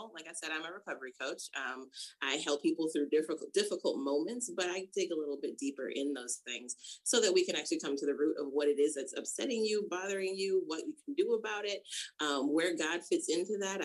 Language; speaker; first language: English; native; English